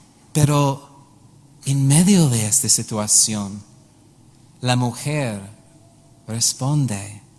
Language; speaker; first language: Spanish; non-native, learner; English